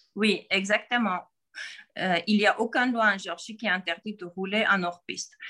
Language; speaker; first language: French; non-native, fluent; Georgian